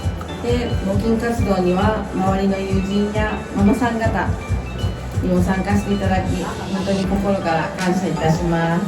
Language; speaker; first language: Japanese; non-native, local second language; Filipino